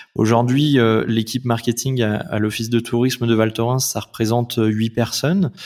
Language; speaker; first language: French; native; French